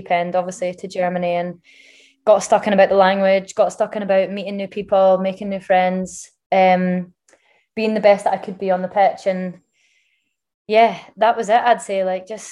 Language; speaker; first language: English; native; English